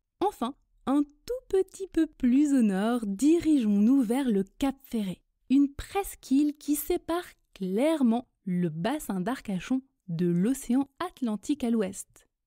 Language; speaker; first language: French; native; French